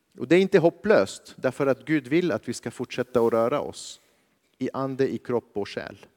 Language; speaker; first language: Swedish; non-native, fluent; Arabic